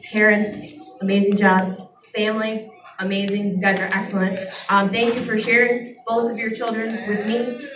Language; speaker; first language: English; native; English